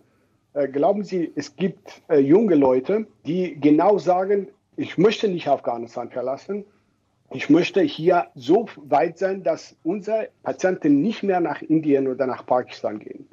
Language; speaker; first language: German; non-native, fluent; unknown